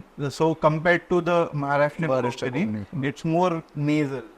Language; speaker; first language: English; non-native, local second language; Konkani